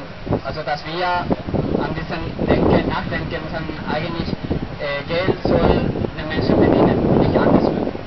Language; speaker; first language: German; non-native, learner; Spanish